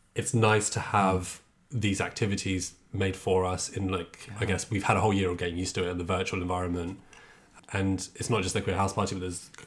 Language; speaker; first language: English; native; English